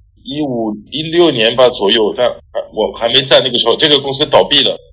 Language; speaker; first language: Chinese; non-native, fluent; French